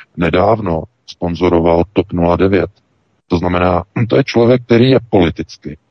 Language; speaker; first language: Czech; native; Czech